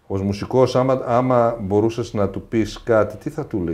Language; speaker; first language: Greek; native; Greek